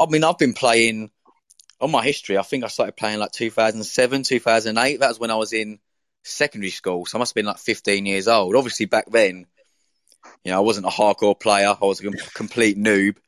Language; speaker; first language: English; native; English